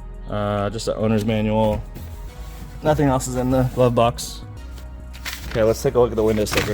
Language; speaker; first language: English; native; English